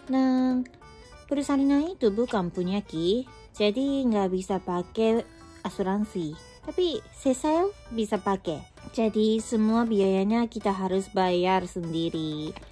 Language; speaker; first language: Indonesian; non-native, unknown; Japanese